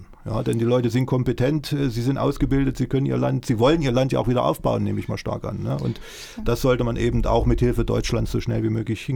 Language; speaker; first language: German; native; German